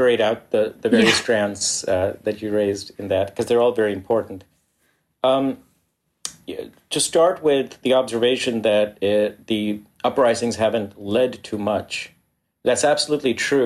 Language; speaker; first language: English; non-native, local second language; Hindi